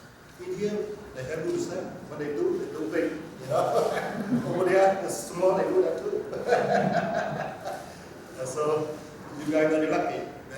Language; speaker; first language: English; non-native, learner; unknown